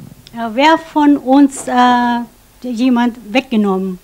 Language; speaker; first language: German; non-native, fluent; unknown